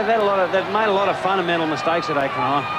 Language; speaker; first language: English; native; English